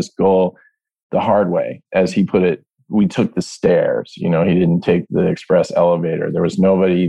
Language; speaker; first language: English; native; English